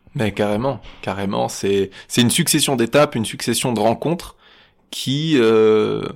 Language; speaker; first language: French; native; French